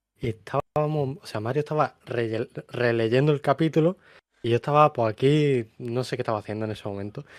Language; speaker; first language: Spanish; native; Spanish